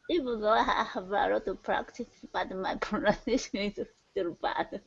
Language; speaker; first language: English; non-native, learner; Japanese